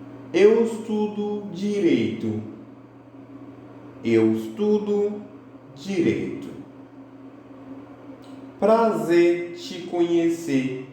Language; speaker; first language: Portuguese; non-native, fluent; Haitian Creole